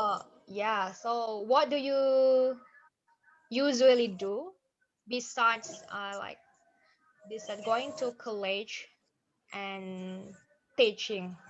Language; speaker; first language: English; non-native, fluent; Indonesian